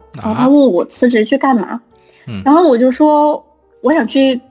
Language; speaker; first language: Chinese; native; Chinese